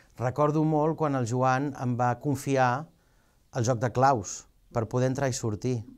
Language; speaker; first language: Catalan; native; Catalan